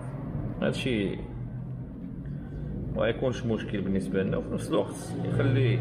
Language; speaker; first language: Arabic; native; Arabic